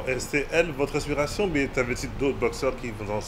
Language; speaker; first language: French; native; French